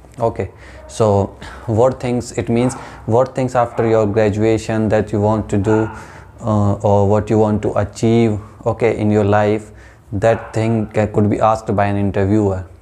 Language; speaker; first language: English; non-native, local second language; Hindi